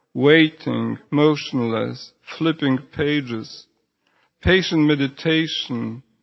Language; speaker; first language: English; non-native, fluent; Polish